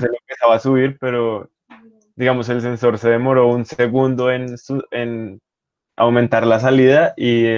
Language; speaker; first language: Spanish; native; Spanish